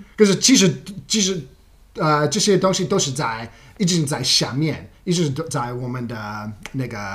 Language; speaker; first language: Chinese; non-native, fluent; English